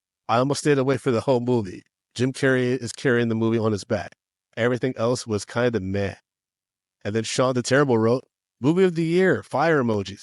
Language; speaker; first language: English; native; English